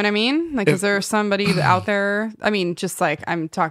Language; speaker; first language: English; native; English